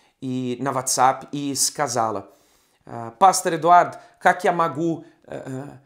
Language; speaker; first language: Russian; non-native, fluent; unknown